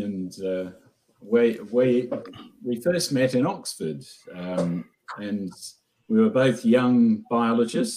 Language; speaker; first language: English; native; English